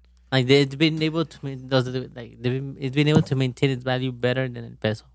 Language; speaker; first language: English; early bilingual, other home language; Spanish